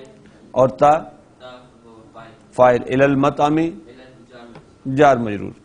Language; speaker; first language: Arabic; non-native, fluent; Urdu